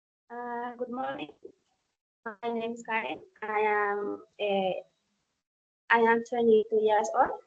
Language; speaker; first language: English; non-native, learner; Spanish